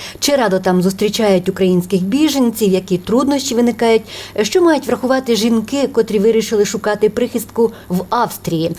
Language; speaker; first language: Ukrainian; native; Ukrainian